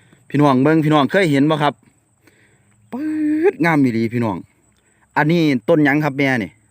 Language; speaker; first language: Thai; non-native, local second language; Northeastern Thai